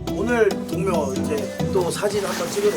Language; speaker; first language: Korean; native; Korean